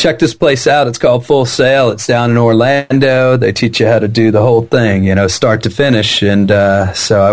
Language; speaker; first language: English; native; English